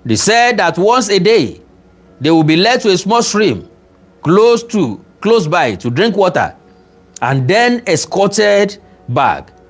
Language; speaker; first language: English; non-native, local second language; Yoruba